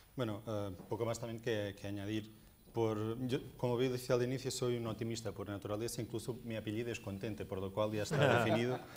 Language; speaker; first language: Spanish; non-native, fluent; Portuguese